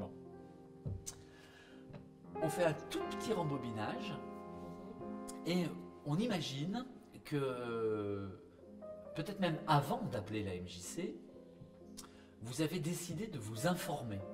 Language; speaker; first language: French; native; French